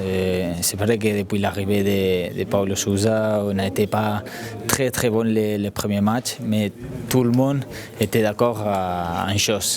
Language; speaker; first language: French; non-native, fluent; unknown